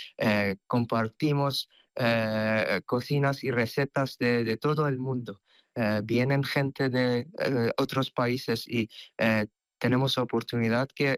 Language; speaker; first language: Spanish; non-native, fluent; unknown